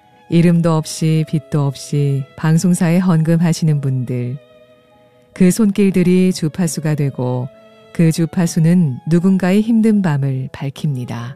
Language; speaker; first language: Korean; native; Korean